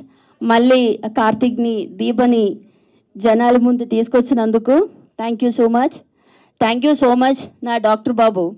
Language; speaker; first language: Telugu; non-native, fluent; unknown